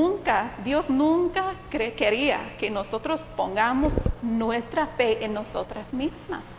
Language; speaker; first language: Spanish; non-native, fluent; English